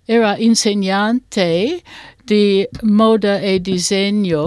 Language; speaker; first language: Italian; non-native, learner; English